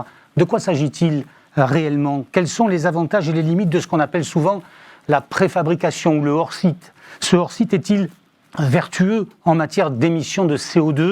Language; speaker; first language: French; native; French